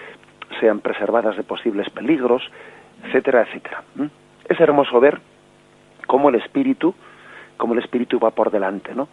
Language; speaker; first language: Spanish; native; Spanish